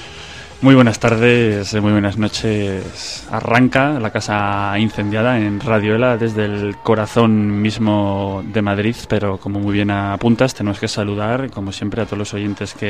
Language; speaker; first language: Spanish; native; Spanish